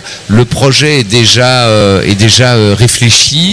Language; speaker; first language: French; native; French